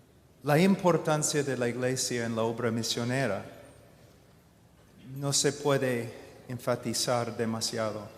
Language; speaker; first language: Spanish; non-native, fluent; English